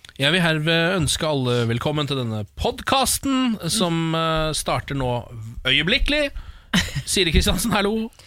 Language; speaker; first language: Norwegian; native; Norwegian